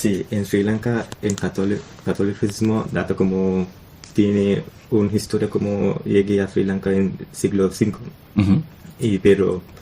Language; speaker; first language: Spanish; non-native, learner; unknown